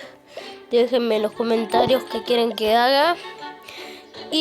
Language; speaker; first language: Spanish; native; Spanish